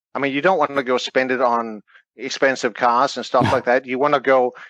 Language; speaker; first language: English; non-native, fluent; Danish